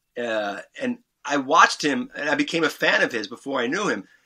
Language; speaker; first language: English; native; English